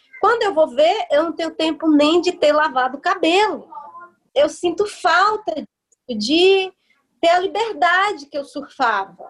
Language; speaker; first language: Portuguese; native; Portuguese